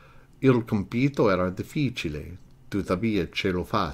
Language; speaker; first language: Italian; non-native, fluent; English